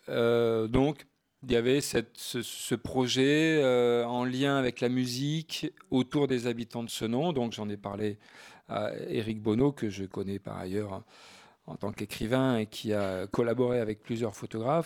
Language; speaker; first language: French; native; French